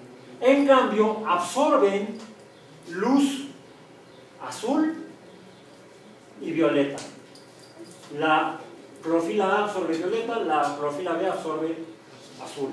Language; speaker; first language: Spanish; native; Spanish